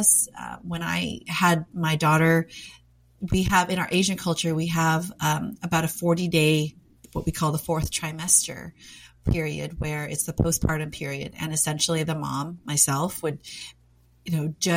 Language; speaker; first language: English; native; English